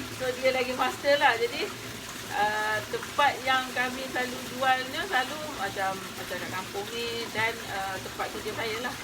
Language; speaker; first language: Malay; native; Malay